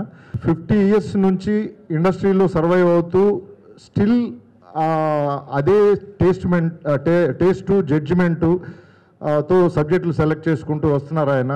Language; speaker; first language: Telugu; native; Telugu